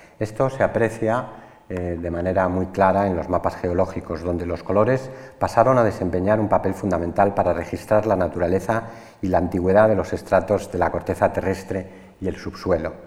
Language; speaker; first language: Spanish; native; Spanish